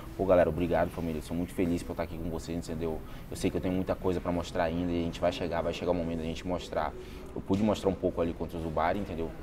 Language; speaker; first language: Portuguese; native; Portuguese